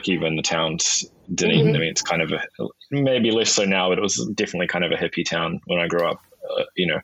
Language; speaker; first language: English; native; English